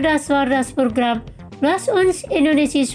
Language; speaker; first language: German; non-native, fluent; Indonesian